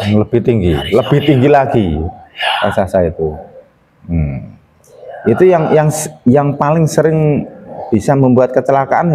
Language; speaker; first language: Indonesian; native; Indonesian